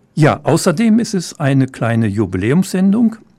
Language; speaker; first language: German; native; German